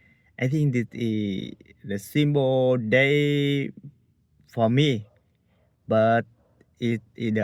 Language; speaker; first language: English; non-native, learner; Vietnamese